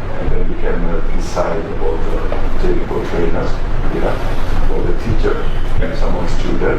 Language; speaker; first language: English; non-native, learner; Indonesian